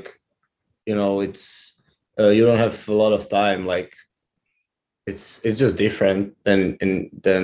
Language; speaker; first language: English; non-native, fluent; Czech